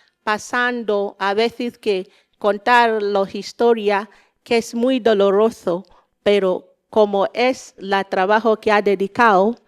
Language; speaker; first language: Spanish; non-native, learner; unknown